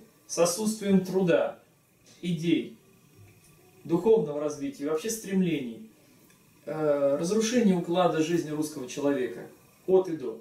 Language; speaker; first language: Russian; native; Russian